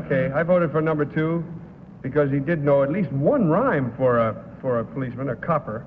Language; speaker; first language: English; native; English